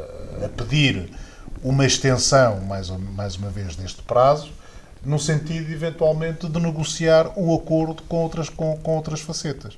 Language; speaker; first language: Portuguese; native; Portuguese